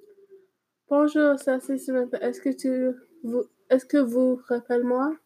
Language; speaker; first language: French; non-native, learner; English